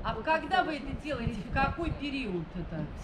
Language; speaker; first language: Russian; native; Russian